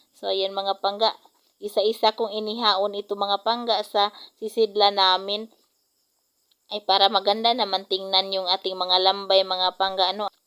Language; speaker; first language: Filipino; non-native, local second language; Hiligaynon